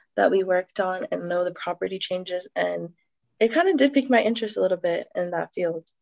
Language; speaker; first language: English; native; English